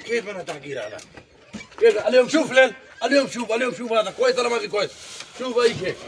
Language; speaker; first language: Arabic; non-native, learner; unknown